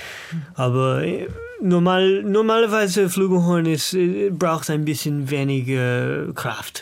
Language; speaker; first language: German; non-native, learner; English